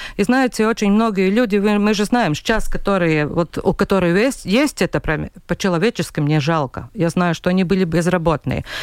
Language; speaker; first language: Russian; non-native, local second language; Latvian